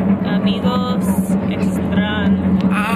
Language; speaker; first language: Spanish; non-native, learner; English